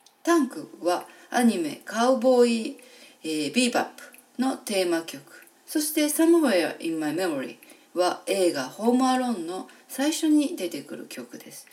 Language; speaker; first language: Japanese; native; Japanese